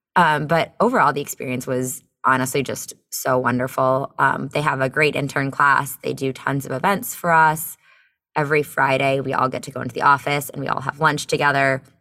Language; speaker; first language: English; native; English